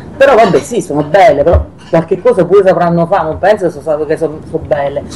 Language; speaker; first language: Italian; native; Italian